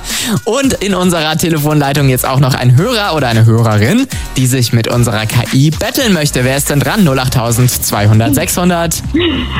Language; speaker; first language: German; native; German